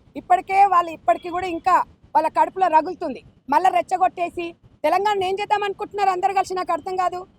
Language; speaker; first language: Telugu; native; Telugu